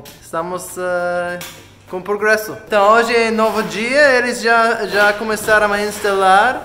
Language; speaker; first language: Portuguese; non-native, learner; English